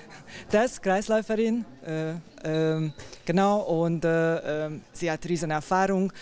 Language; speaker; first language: German; non-native, fluent; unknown